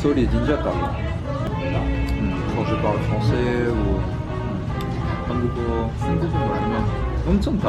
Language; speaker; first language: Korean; non-native, learner; French